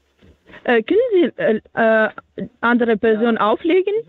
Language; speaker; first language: German; non-native, learner; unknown